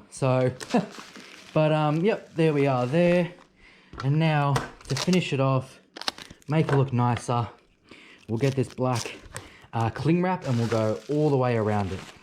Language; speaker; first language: English; native; English